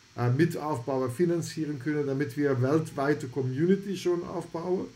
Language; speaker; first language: German; non-native, fluent; Dutch